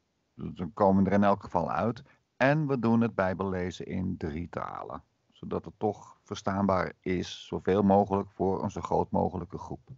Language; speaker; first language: Dutch; native; Dutch